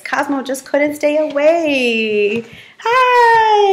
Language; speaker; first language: English; native; English